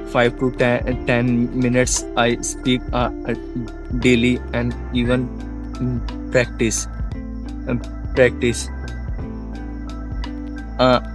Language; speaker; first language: English; non-native, learner; Hindi